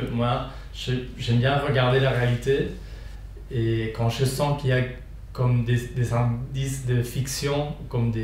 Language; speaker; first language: French; non-native, fluent; Spanish